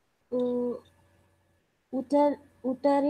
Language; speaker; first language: English; non-native, local second language; Telugu